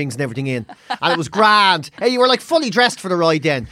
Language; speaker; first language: English; native; English